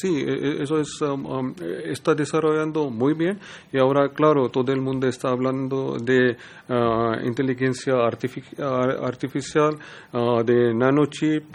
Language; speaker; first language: Spanish; non-native, learner; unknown